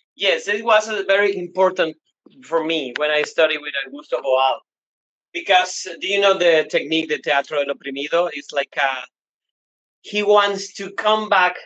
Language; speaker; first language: English; non-native, learner; Spanish